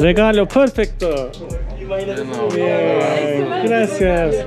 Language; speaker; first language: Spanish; non-native, learner; Turkish